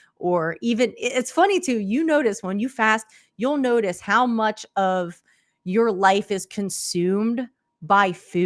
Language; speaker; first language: English; native; English